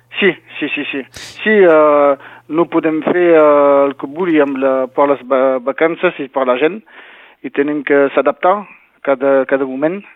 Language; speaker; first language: Catalan; non-native, local second language; French